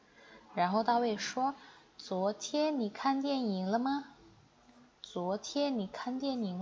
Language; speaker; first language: Chinese; non-native, fluent; Indonesian